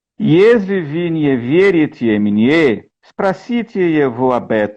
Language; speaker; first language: Russian; non-native, learner; Portuguese